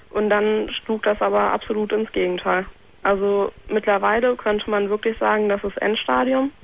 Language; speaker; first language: German; native; German